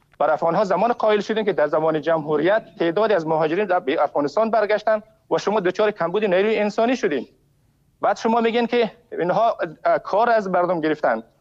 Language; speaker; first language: Persian; native; Persian